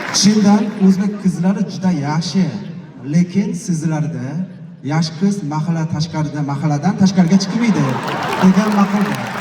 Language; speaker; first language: Uzbek; non-native, fluent; Korean